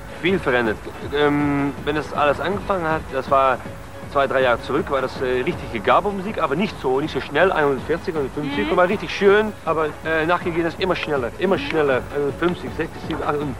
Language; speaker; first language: German; non-native, learner; Dutch